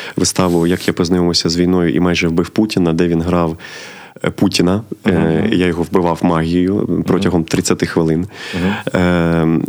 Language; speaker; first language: Ukrainian; native; Ukrainian